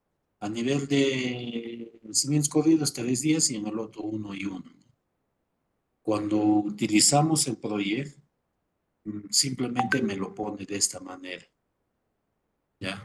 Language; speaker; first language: Spanish; native; Spanish